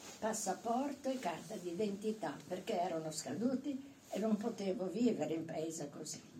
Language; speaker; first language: Italian; native; Italian